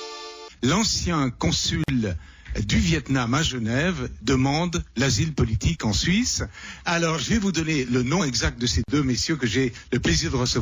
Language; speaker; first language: French; native; French